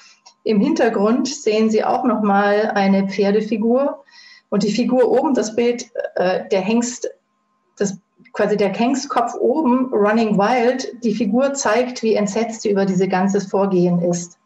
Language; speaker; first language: German; native; German